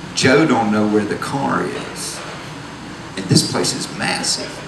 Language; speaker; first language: English; native; English